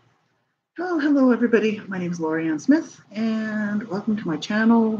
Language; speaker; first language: English; native; English